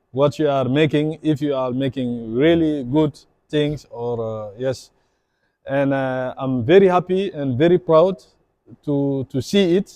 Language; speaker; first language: English; non-native, learner; French